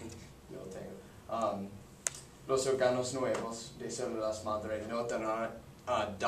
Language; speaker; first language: Spanish; non-native, learner; English